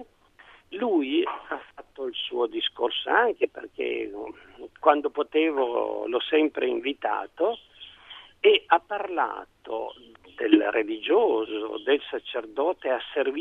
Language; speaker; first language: Italian; native; Italian